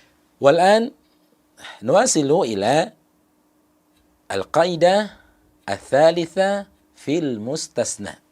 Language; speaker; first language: Arabic; non-native, fluent; Indonesian